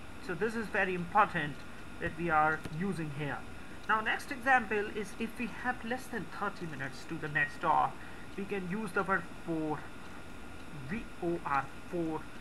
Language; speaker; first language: English; non-native, local second language; Hindi